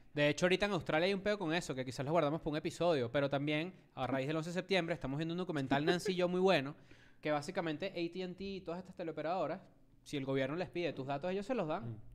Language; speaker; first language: Spanish; native; Spanish